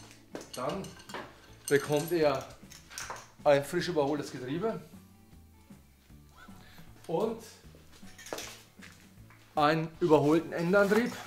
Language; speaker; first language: German; native; German